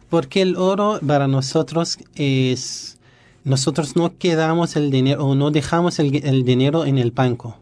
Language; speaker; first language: Spanish; non-native, learner; Arabic